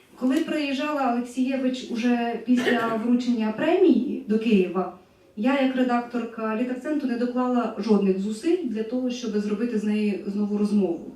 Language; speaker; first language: Ukrainian; native; Ukrainian